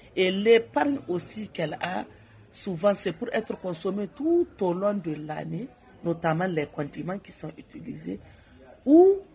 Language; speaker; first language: French; non-native, local second language; Hausa